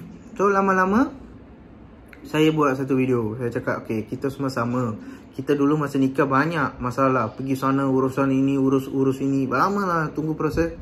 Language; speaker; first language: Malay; non-native, local second language; Tamil